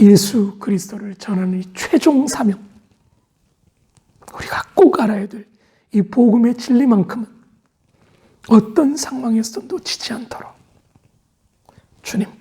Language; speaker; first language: Korean; native; Korean